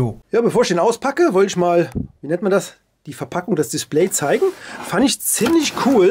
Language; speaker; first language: German; native; German